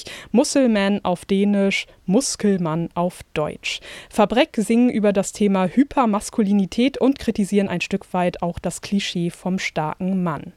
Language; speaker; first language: German; native; German